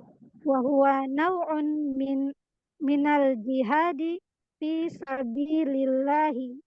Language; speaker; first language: Arabic; non-native, learner; Indonesian